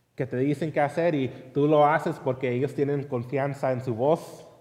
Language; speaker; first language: Spanish; early bilingual, heritage; Spanish